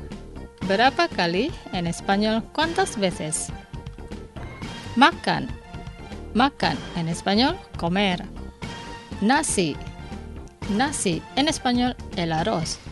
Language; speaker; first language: Spanish; non-native, learner; Indonesian